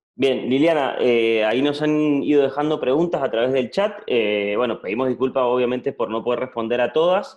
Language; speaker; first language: Spanish; native; Spanish